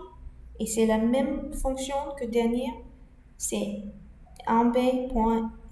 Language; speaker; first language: French; non-native, learner; English